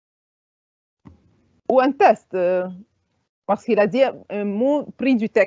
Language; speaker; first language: French; non-native, fluent; Arabic